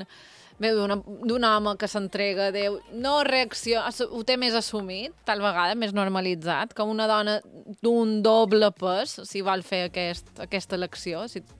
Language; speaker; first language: Catalan; native; Catalan